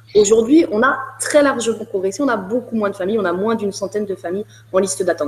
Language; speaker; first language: French; native; French